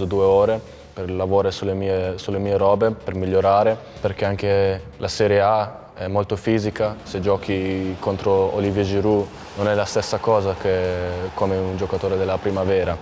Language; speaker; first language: Italian; non-native, fluent; German